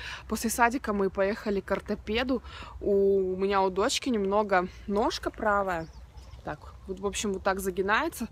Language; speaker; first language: Russian; native; Russian